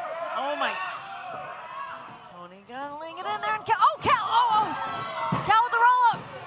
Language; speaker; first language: English; native; English